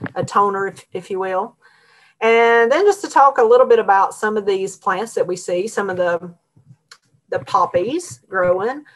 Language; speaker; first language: English; native; English